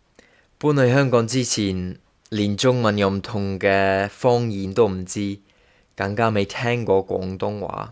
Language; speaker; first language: Cantonese; non-native, fluent; English